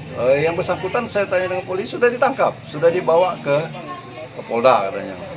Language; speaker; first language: Indonesian; native; Indonesian